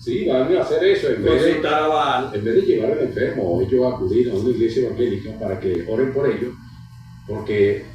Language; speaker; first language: Spanish; native; Spanish